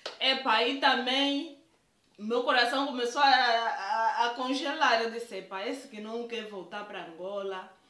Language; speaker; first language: Portuguese; native; Portuguese